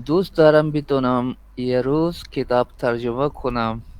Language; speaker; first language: Persian; non-native, learner; Urdu